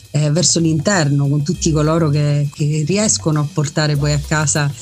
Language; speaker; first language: Italian; native; Italian